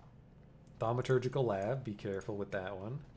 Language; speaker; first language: English; native; English